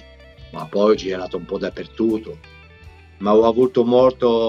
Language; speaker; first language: Italian; non-native, fluent; French